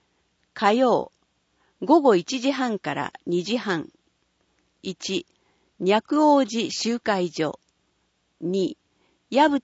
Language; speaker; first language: Japanese; native; Japanese